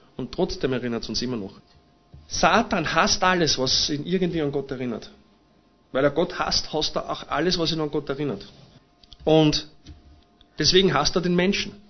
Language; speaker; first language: German; native; German